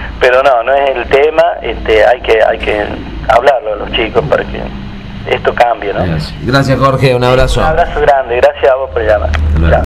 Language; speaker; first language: Spanish; native; Spanish